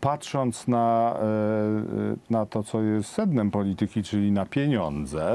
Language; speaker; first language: Polish; native; Polish